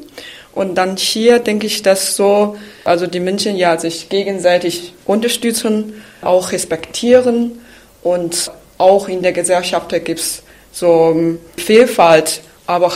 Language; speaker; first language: German; non-native, fluent; Chinese